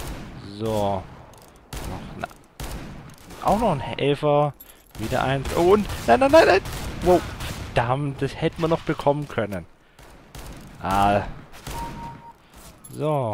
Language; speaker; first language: German; native; German